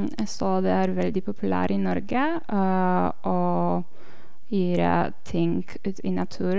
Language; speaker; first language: Norwegian; non-native, learner; Polish